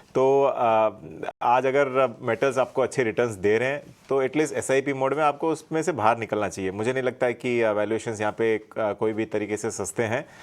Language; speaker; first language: Hindi; non-native, local second language; Tamil